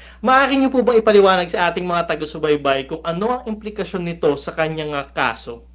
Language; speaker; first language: Filipino; native; Filipino